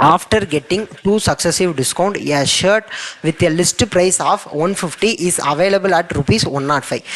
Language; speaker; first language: English; non-native, local second language; Tamil